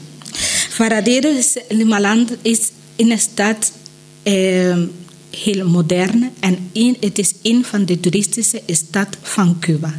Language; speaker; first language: Dutch; non-native, learner; Spanish